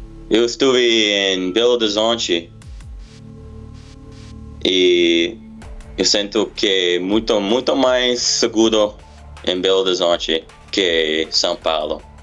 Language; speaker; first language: Portuguese; non-native, learner; English